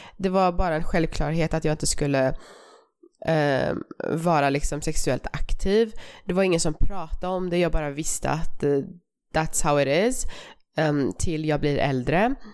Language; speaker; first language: Swedish; early bilingual, other home language; Persian